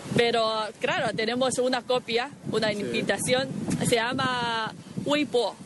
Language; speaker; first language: Spanish; non-native, learner; Chinese